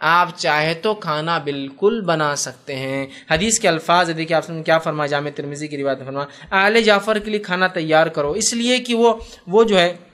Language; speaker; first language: Urdu; non-native, local second language; Bangla